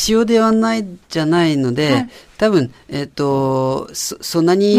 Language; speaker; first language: Japanese; non-native, learner; French